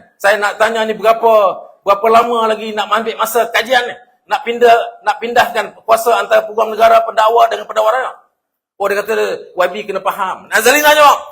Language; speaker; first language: Malay; native; Malay